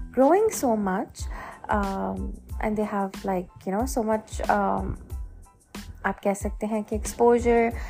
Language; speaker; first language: Hindi; native; Hindi